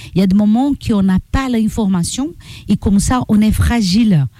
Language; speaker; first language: French; non-native, learner; Portuguese